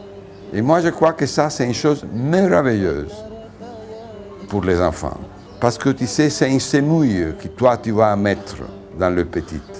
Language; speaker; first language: French; non-native, fluent; Italian